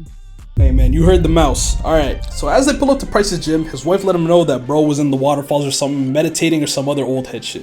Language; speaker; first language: English; native; English